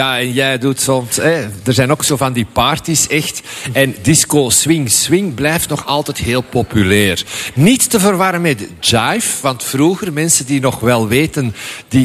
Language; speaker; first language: Dutch; native; Dutch